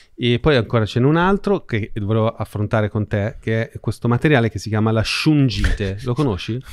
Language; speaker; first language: Italian; native; Italian